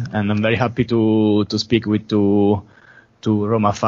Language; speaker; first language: English; non-native, fluent; Italian